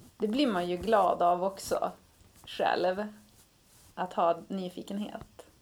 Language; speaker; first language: Swedish; native; Swedish